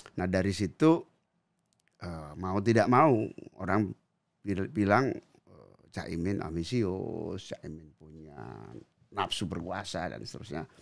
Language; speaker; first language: Indonesian; native; Indonesian